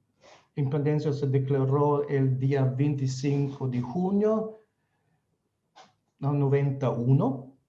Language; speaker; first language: Spanish; non-native, fluent; Slovenian